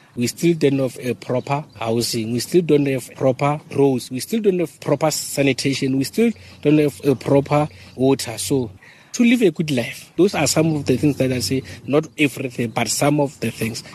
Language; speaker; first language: English; non-native, local second language; Northern Sotho